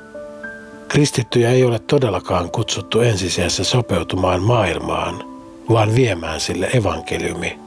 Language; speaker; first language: Finnish; native; Finnish